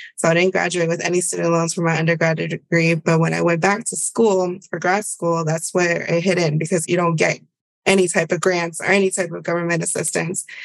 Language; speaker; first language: English; early bilingual, other home language; Spanish